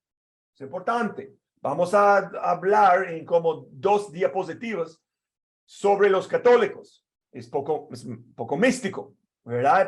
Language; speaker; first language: Spanish; non-native, fluent; English